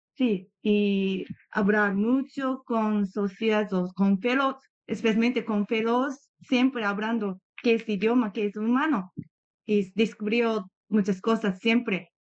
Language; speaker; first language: Spanish; non-native, learner; Japanese